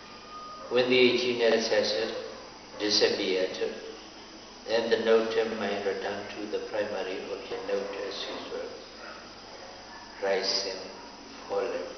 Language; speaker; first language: English; non-native, fluent; Burmese